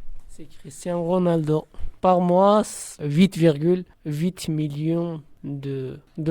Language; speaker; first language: French; non-native, learner; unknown